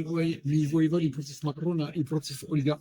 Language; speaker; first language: Russian; non-native, learner; French